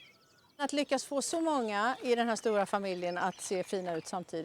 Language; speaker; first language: Swedish; native; Swedish